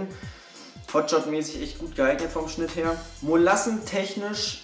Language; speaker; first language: German; native; German